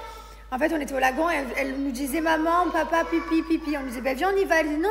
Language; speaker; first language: French; native; French